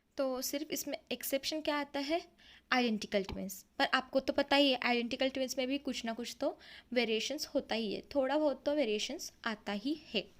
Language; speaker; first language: Hindi; non-native, local second language; Marathi